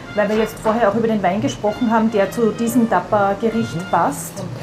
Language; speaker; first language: German; native; German